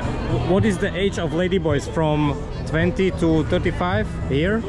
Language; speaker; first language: English; non-native, learner; Slovak